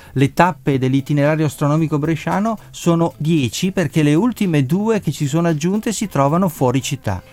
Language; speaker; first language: Italian; native; Italian